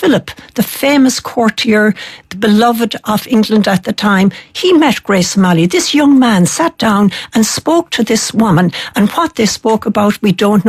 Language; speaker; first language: English; native; English